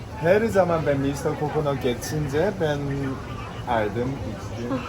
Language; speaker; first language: Turkish; non-native, learner; Korean